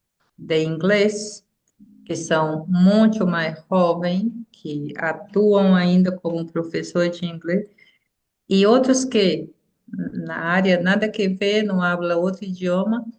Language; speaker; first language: Portuguese; non-native, fluent; Spanish